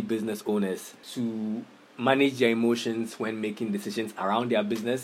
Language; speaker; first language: English; non-native, local second language; Akan